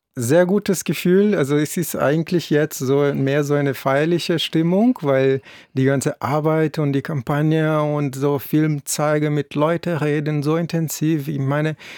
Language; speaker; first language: German; non-native, fluent; Portuguese